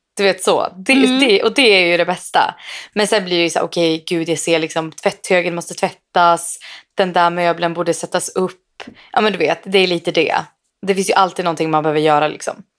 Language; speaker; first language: Swedish; native; Swedish